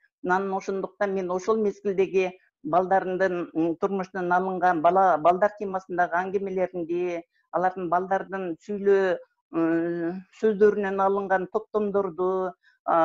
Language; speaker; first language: Kyrgyz; native; Kyrgyz